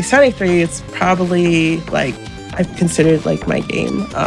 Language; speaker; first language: English; native; English